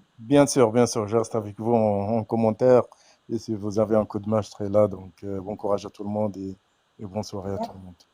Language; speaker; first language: French; non-native, fluent; Arabic